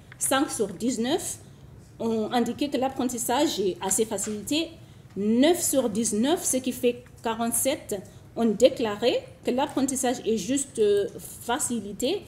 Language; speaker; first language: French; non-native, fluent; Shona